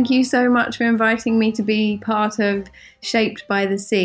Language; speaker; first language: English; native; English